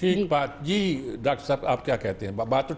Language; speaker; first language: Urdu; native; Urdu